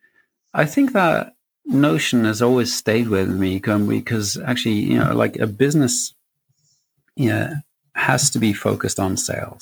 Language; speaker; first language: English; native; English